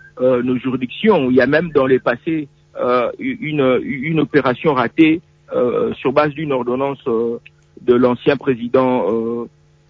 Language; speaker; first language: French; non-native, local second language; Lingala